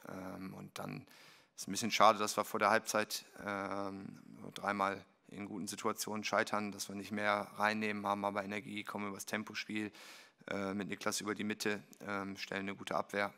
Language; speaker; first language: German; native; German